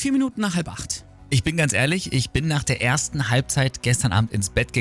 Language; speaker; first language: German; native; German